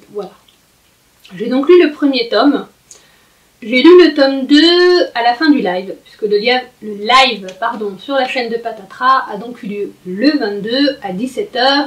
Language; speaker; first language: French; native; French